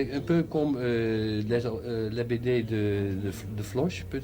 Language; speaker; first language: French; non-native, learner; Dutch